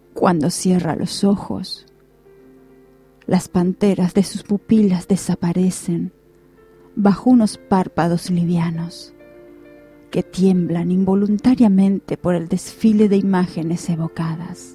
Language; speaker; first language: Spanish; native; Spanish